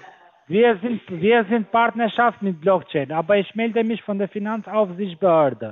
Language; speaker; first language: German; non-native, fluent; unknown